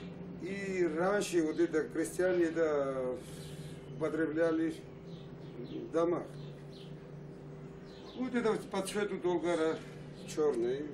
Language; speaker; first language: Russian; non-native, local second language; Georgian